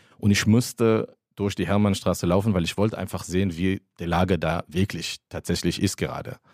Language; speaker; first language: German; non-native, fluent; Hebrew